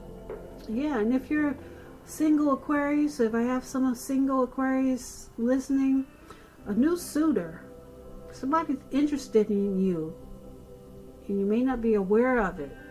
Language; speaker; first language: English; native; English